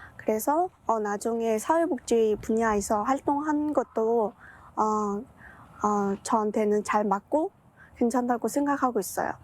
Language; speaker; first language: Korean; non-native, fluent; Mongolian